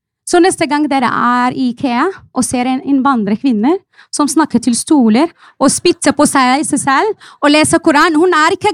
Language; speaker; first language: Norwegian; non-native, fluent; Arabic